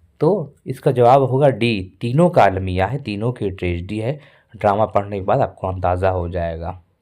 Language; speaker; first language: Hindi; native; Hindi